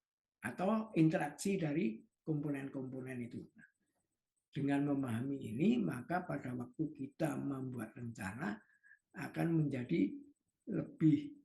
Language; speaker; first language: Indonesian; native; Indonesian